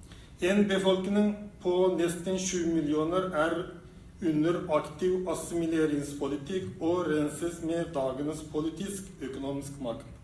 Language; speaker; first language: Norwegian; non-native, fluent; Uyghur